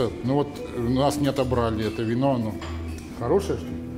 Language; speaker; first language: Russian; native; Russian